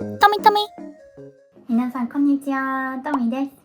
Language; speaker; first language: Japanese; early bilingual, heritage; Korean